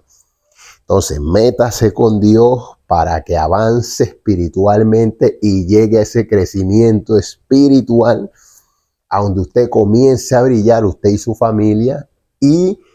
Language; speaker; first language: Spanish; native; Spanish